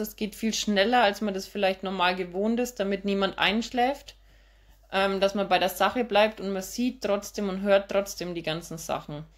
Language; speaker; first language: German; native; German